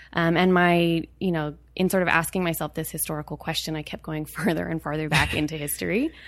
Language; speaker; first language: English; native; English